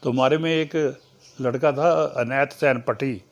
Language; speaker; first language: Urdu; non-native, local second language; Punjabi